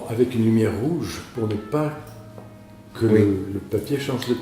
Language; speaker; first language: French; non-native, fluent; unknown